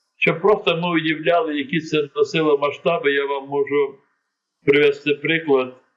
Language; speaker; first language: Ukrainian; non-native, local second language; Crimean Tatar